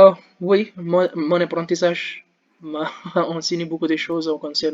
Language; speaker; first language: French; non-native, learner; Hindi